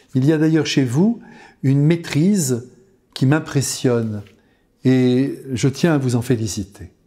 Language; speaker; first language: French; native; French